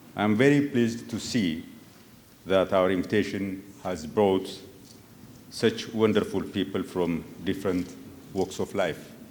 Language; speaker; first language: English; non-native, local second language; Amharic